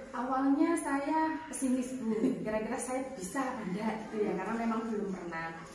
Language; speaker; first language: Indonesian; native; Indonesian